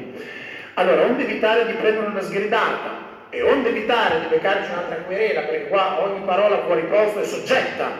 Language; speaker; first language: Italian; native; Italian